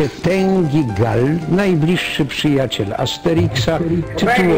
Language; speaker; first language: Polish; native; Polish